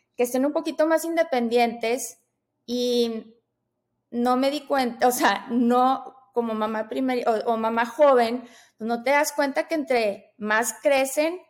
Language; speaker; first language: Spanish; native; Spanish